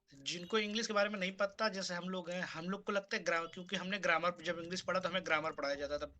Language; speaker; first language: Hindi; native; Hindi